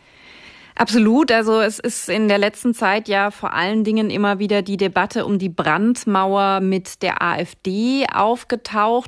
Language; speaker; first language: German; native; German